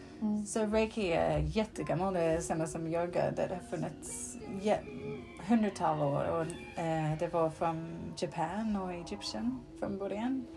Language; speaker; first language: Swedish; non-native, fluent; English